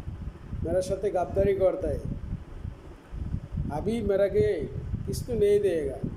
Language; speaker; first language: Hindi; non-native, learner; Bangla